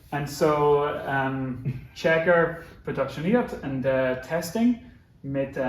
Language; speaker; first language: German; non-native, learner; English